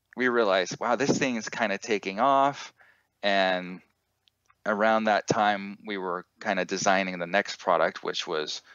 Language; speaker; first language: English; native; English